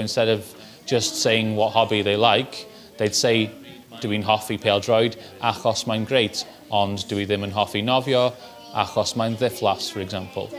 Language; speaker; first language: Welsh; non-native, local second language; English